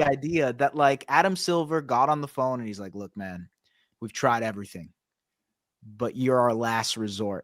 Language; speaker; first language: English; native; English